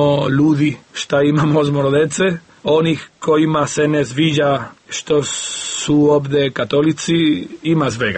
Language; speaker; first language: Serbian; non-native, learner; Spanish